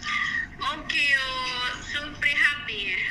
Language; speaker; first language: Cantonese; non-native, learner; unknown